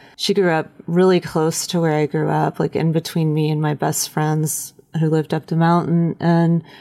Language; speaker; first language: English; native; English